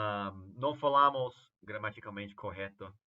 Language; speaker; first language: Portuguese; non-native, fluent; English